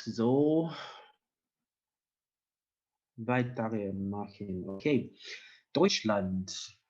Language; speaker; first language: German; non-native, learner; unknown